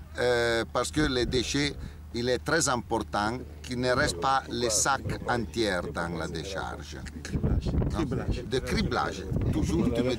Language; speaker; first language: French; non-native, fluent; Italian